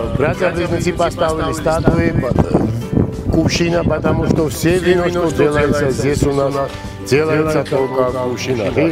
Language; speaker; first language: Russian; non-native, fluent; Georgian